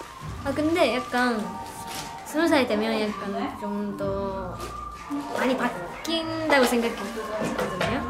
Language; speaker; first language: Korean; non-native, fluent; Japanese